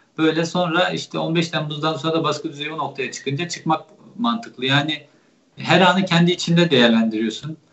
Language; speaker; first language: Turkish; native; Turkish